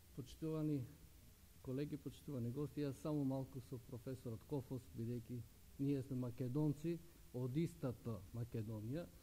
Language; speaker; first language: Macedonian; early bilingual, heritage; Macedonian